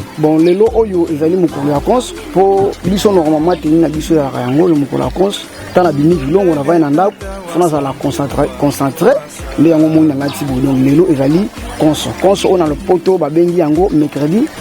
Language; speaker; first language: Lingala; non-native, local second language; Kongo